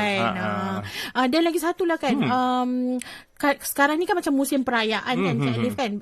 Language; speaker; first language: Malay; native; Malay